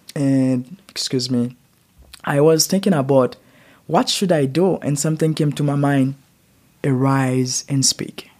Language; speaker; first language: English; non-native, learner; Haitian Creole